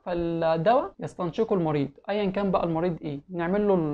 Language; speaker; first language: Arabic; native; Arabic